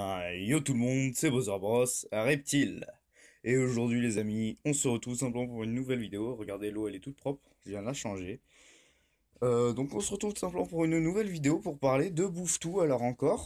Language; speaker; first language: French; native; French